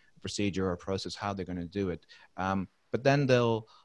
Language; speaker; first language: English; non-native, fluent; Dutch